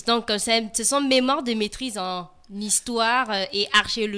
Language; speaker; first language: French; native; French